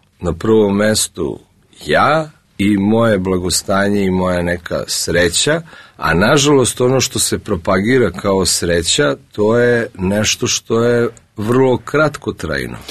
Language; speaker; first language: Serbian; early bilingual, other home language; Russian